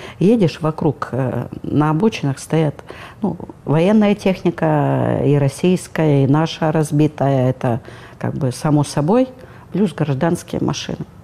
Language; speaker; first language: Russian; native; Russian